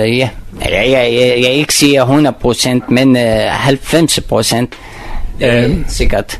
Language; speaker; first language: Danish; non-native, learner; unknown